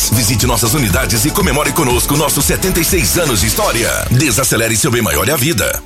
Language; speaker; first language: Portuguese; native; Portuguese